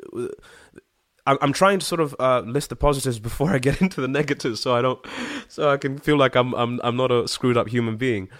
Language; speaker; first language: English; early bilingual, other home language; Shona